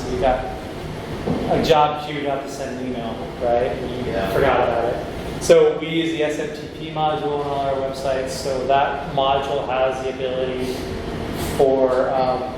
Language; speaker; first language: English; native; English